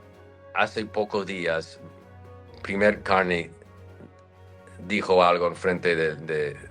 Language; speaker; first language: Spanish; non-native, fluent; English